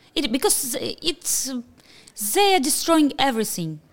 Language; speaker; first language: English; non-native, fluent; Ukrainian